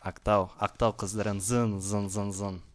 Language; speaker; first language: Kazakh; non-native, learner; Russian